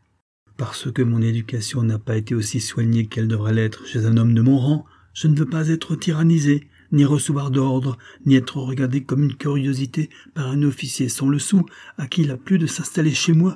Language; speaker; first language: French; native; French